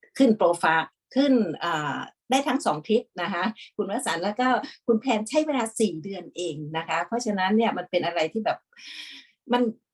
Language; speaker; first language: Thai; native; Thai